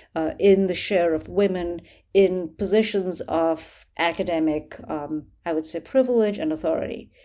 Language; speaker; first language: English; non-native, local second language; Hindi